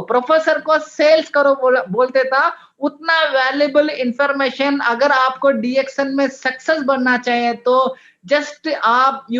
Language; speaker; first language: Hindi; non-native, local second language; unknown